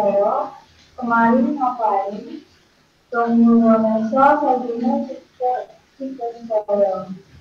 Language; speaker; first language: Korean; non-native, learner; Indonesian